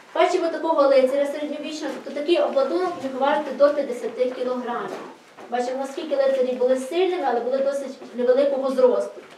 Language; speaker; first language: Ukrainian; native; Ukrainian